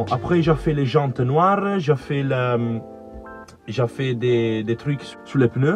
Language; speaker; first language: French; non-native, learner; Italian